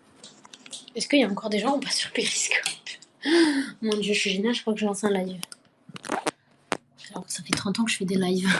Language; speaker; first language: French; native; French